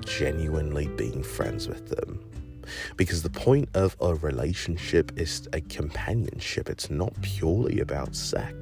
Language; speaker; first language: English; native; English